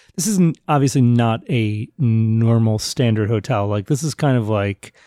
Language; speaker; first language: English; early bilingual, other home language; Italian